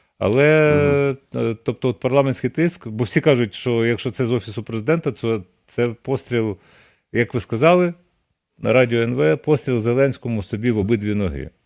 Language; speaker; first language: Ukrainian; native; Ukrainian